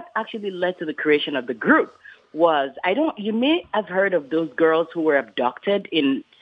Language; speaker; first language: English; non-native, local second language; Yoruba